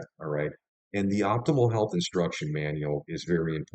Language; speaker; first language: English; native; English